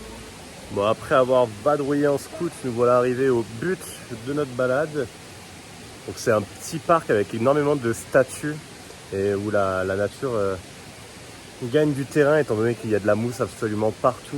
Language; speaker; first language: French; native; French